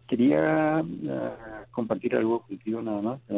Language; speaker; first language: Spanish; native; Spanish